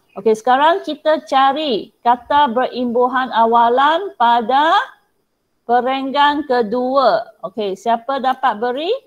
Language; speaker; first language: Malay; non-native, local second language; Chinese